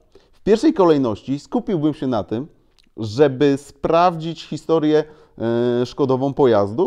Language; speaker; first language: Polish; native; Polish